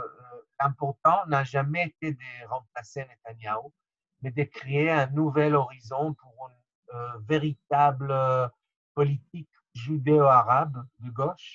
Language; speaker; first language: French; non-native, fluent; Hebrew